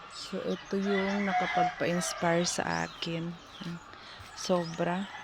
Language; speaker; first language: Filipino; non-native, local second language; Cebuano